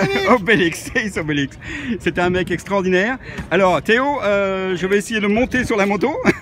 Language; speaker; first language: French; native; French